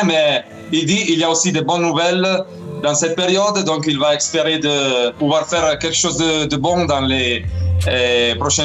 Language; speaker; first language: French; non-native, fluent; Italian